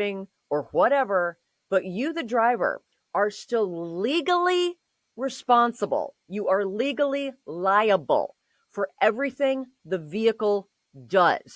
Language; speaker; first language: English; native; English